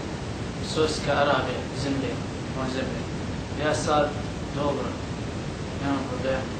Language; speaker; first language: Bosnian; non-native, learner; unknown